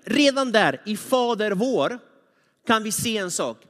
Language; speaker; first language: Swedish; non-native, fluent; Spanish